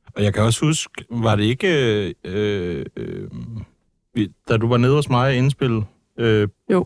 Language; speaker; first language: Danish; native; Danish